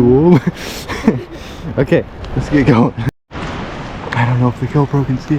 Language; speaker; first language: English; native; English